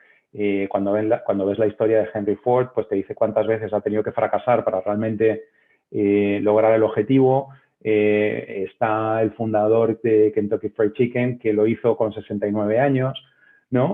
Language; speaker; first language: Spanish; native; Spanish